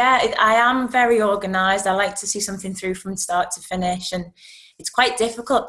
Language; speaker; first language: English; native; English